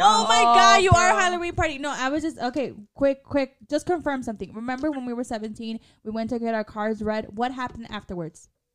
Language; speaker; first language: English; early bilingual, other home language; Spanish